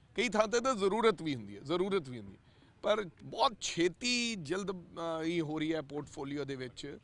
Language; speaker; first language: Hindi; non-native, local second language; Punjabi